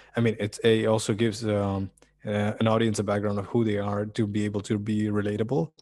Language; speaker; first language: English; early bilingual, other home language; Russian